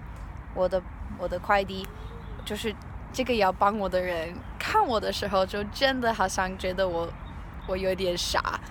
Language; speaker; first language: Chinese; non-native, learner; English